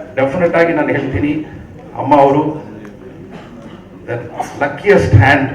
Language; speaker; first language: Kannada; non-native, learner; Tamil